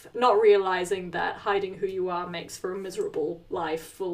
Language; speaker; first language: English; native; English